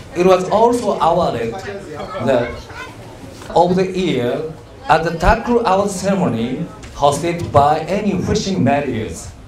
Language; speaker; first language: English; non-native, learner; Japanese